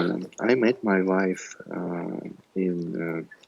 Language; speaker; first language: English; non-native, learner; Russian